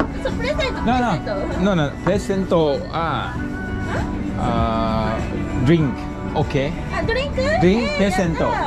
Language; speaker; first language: Japanese; non-native, learner; Thai